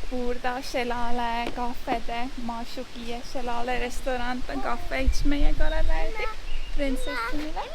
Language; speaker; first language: Turkish; non-native, learner; Estonian